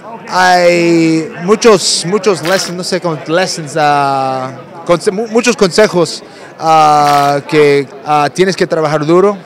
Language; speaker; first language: Spanish; non-native, fluent; English